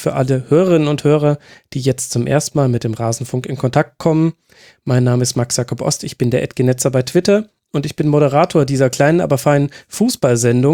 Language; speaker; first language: German; native; German